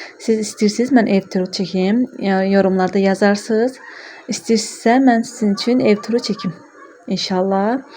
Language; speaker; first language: Azerbaijani; non-native, local second language; Lezghian